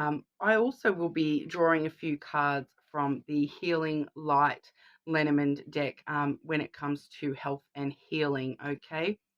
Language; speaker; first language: English; native; English